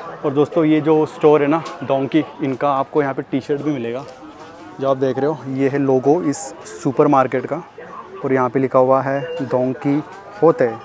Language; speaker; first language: Hindi; native; Hindi